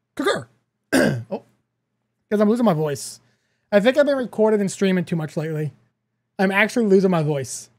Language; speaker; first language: English; native; English